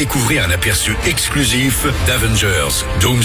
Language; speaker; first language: French; native; French